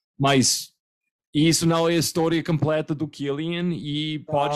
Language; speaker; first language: Portuguese; non-native, fluent; English